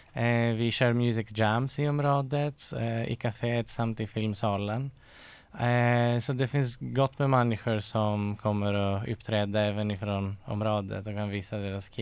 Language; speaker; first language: Swedish; non-native, fluent; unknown